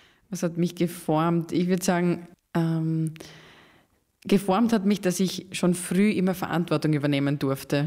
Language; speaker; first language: German; native; German